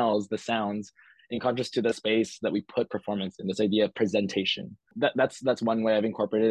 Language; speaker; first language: English; native; English